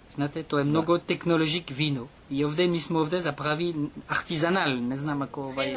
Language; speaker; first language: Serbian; non-native, learner; French